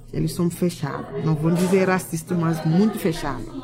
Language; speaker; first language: Portuguese; non-native, learner; Wolof